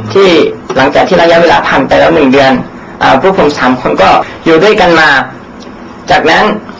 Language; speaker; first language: Thai; non-native, local second language; Akha